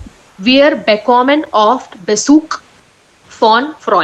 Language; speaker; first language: German; non-native, learner; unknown